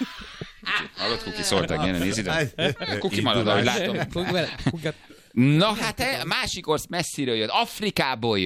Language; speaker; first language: Hungarian; native; Hungarian